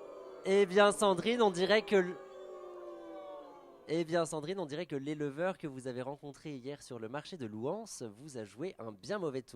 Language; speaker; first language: French; native; French